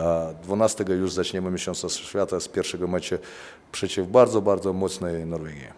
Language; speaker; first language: Polish; non-native, fluent; Russian